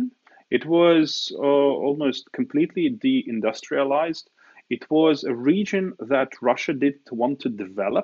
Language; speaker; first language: English; non-native, fluent; Russian